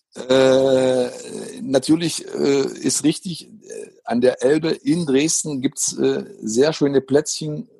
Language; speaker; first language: German; native; German